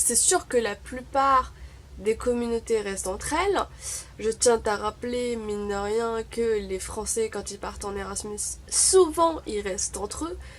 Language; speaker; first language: French; non-native, local second language; Arabic